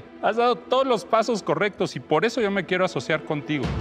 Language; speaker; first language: Spanish; native; Spanish